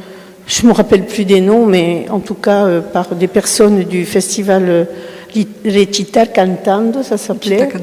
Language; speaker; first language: French; early bilingual, other home language; Spanish